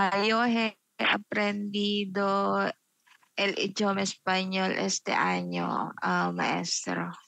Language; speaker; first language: Spanish; non-native, learner; Filipino